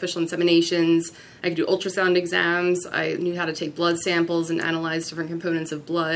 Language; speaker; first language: English; native; English